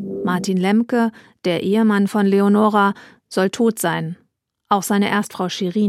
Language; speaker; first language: German; native; German